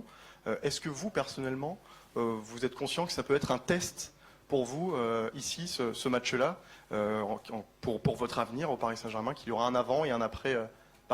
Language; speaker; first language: French; native; French